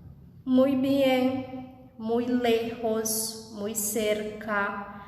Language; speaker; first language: Spanish; non-native, fluent; Portuguese